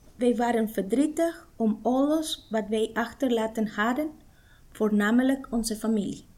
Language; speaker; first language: Dutch; non-native, fluent; Spanish